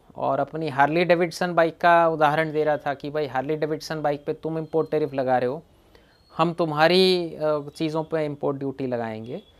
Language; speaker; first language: Hindi; non-native, local second language; Gujarati